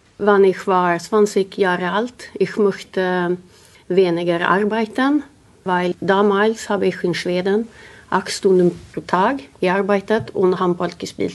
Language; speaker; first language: German; non-native, learner; Swedish